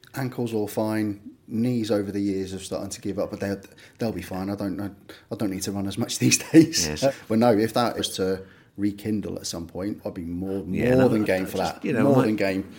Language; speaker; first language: English; native; English